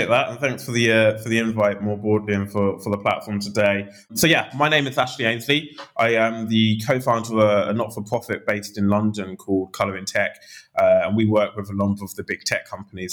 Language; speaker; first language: English; native; English